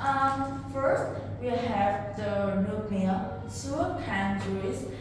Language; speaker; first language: English; non-native, learner; Vietnamese